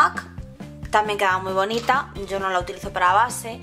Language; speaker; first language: Spanish; native; Spanish